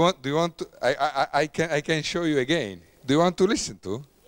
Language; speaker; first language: English; non-native, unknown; Italian